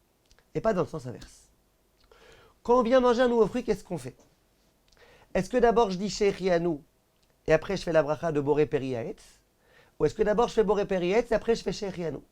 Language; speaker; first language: French; native; French